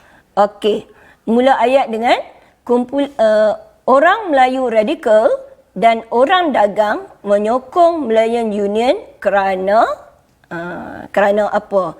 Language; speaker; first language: Malay; native; Malay